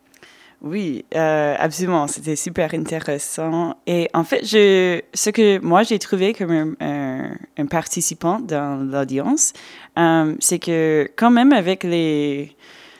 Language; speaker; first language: French; non-native, fluent; English